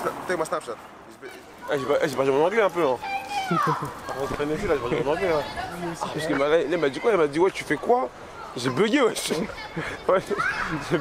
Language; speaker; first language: French; native; French